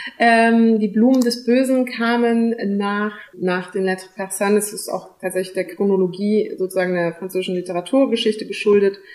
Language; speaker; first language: German; early bilingual, other home language; French